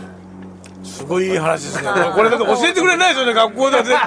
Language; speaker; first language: Japanese; native; Japanese